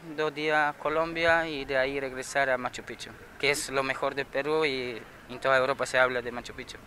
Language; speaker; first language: Spanish; non-native, fluent; Slovenian